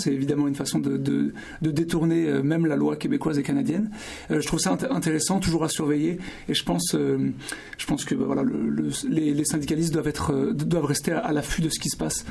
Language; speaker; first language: French; native; French